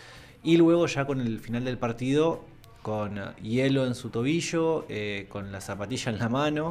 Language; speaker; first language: Spanish; native; Spanish